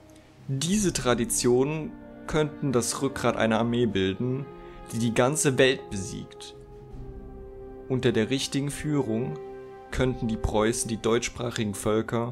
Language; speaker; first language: German; native; German